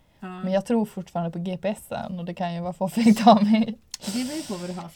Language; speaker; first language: Swedish; native; Swedish